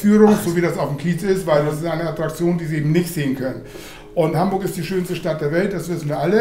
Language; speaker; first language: German; native; German